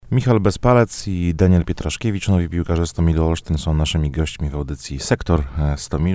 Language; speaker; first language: Polish; native; Polish